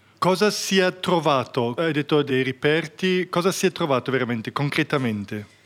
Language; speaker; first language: Italian; non-native, fluent; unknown